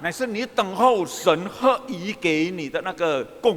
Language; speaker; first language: Chinese; early bilingual, heritage; Chinese